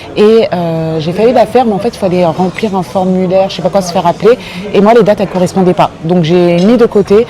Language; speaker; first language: French; native; French